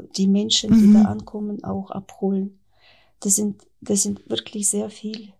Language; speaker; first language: German; non-native, fluent; Ukrainian